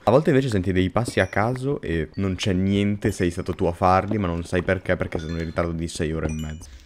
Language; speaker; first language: Italian; native; Italian